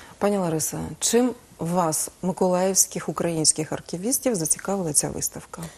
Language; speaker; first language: Ukrainian; native; Ukrainian